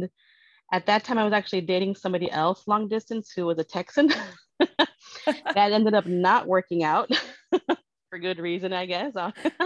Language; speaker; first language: English; early bilingual, other home language; Spanish